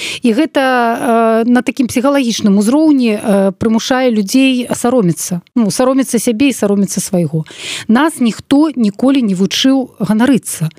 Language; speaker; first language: Belarusian; non-native, local second language; Russian